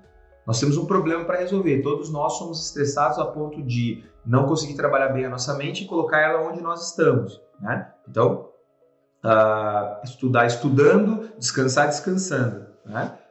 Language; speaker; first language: Portuguese; native; Portuguese